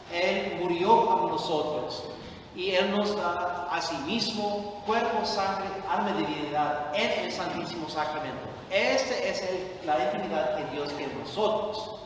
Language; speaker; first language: Spanish; non-native, fluent; English